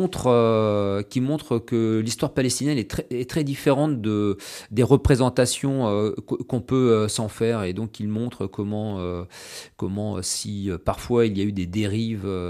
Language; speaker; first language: French; native; French